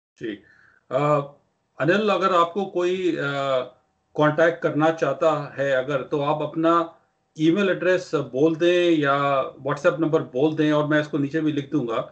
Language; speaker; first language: Hindi; non-native, local second language; Punjabi